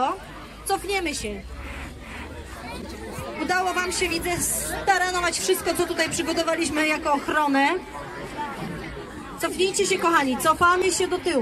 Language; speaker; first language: Polish; native; Polish